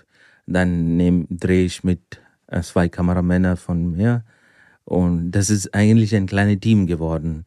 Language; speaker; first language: German; non-native, fluent; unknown